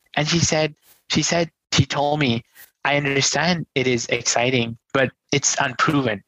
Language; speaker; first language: English; non-native, local second language; Hindi